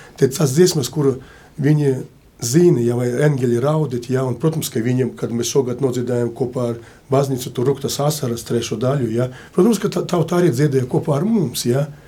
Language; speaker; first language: Latvian; non-native, local second language; Russian